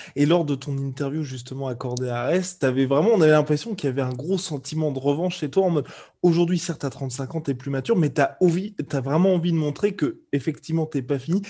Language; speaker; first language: French; native; French